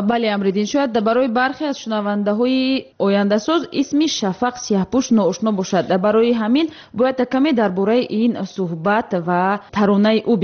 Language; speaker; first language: Tajik; native; Tajik